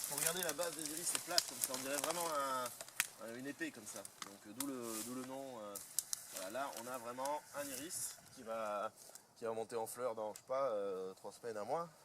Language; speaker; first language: French; native; French